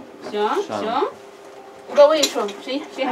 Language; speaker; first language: Russian; non-native, learner; Chinese